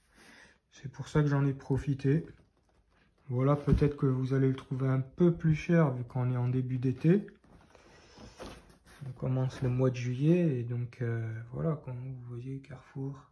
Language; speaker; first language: French; native; French